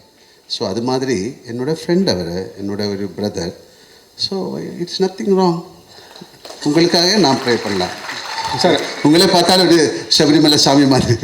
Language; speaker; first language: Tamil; non-native, fluent; Malayalam